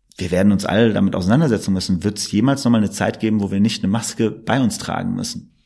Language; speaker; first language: German; native; German